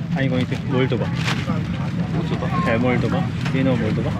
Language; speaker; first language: English; non-native, learner; Korean